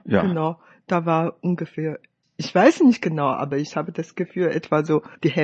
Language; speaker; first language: German; non-native, fluent; Chinese